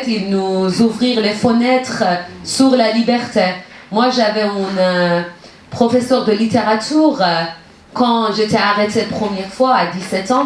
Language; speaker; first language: French; non-native, learner; Persian